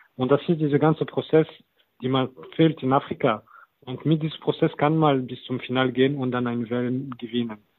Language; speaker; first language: German; non-native, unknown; French